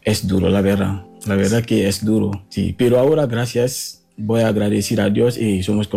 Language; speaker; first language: Spanish; non-native, fluent; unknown